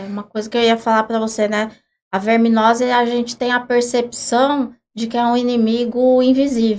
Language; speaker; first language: Portuguese; native; Portuguese